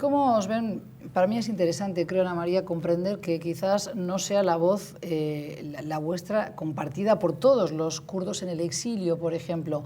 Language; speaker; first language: Spanish; native; Spanish